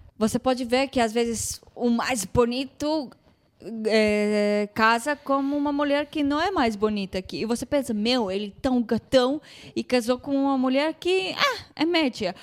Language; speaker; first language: Portuguese; non-native, fluent; Hebrew